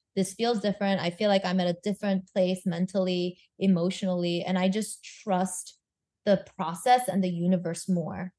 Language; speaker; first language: English; early bilingual, other home language; Korean